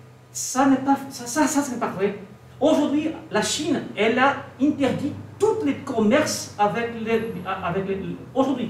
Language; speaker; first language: French; non-native, learner; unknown